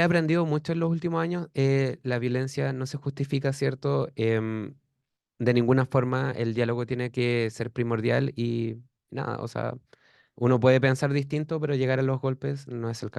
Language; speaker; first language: Spanish; native; Spanish